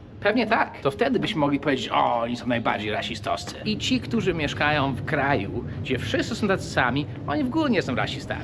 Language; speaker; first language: Polish; early bilingual, heritage; English